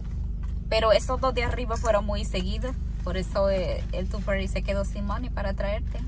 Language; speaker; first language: Spanish; native; Spanish